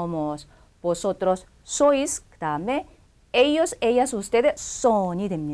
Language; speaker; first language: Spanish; non-native, fluent; Korean